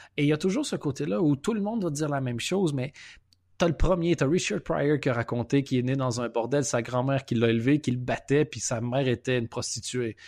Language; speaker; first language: French; native; French